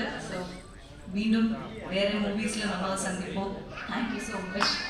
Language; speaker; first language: Tamil; non-native, local second language; Malayalam